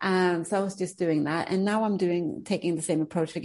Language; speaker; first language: English; non-native, fluent; Swedish